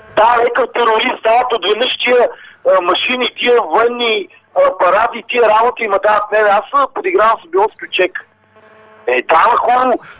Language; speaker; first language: Bulgarian; non-native, local second language; Romany